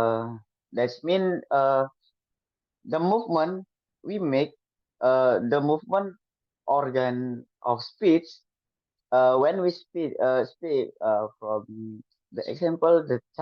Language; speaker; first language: English; non-native, learner; Indonesian